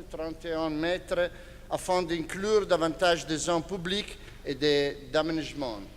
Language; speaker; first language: French; non-native, fluent; Italian